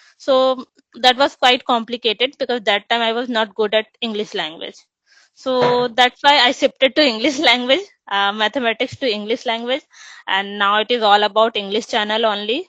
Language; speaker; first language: English; non-native, local second language; Hindi